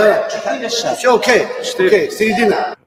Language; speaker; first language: Russian; non-native, local second language; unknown